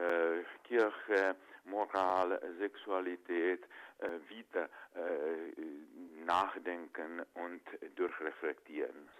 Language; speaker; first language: German; non-native, fluent; Czech